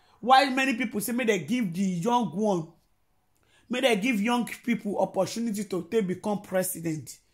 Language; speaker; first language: Nigerian Pidgin; non-native, local second language; Yoruba